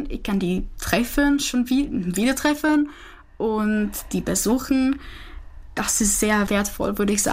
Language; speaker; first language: German; non-native, fluent; Czech